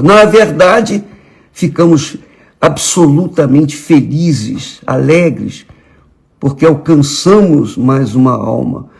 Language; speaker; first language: Portuguese; native; Portuguese